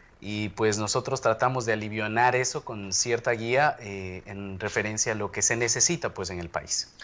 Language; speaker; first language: Spanish; native; Spanish